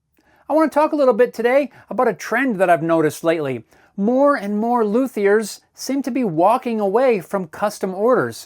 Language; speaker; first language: English; native; English